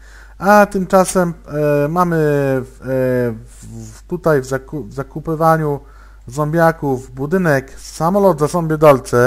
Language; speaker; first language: Polish; native; Polish